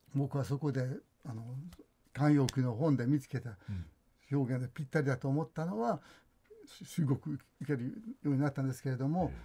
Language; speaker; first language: Japanese; non-native, fluent; Hungarian